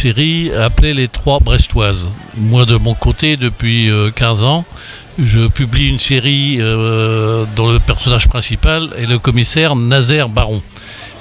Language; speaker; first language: French; native; French